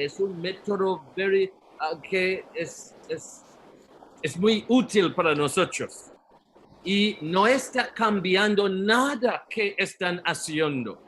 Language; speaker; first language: Spanish; non-native, learner; Portuguese